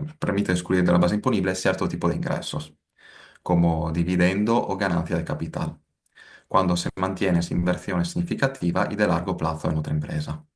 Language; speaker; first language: Spanish; non-native, fluent; Italian